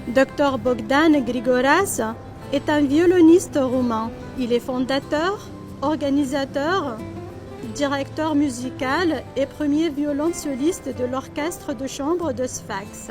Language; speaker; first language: French; non-native, local second language; Arabic